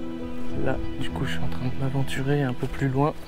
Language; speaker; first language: French; native; French